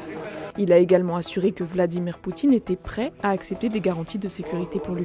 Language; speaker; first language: French; native; French